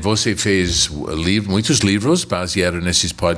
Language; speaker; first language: Portuguese; non-native, fluent; English